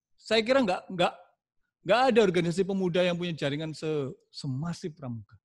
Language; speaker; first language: Indonesian; non-native, local second language; Javanese